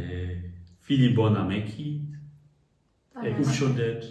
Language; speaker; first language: Persian; non-native, learner; German